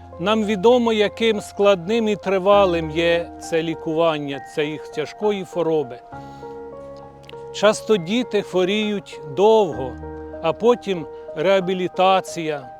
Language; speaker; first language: Ukrainian; native; Ukrainian